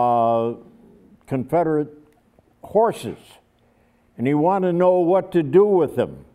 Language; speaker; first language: English; native; English